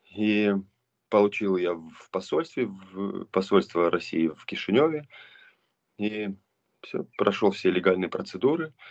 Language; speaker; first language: Russian; non-native, local second language; Romanian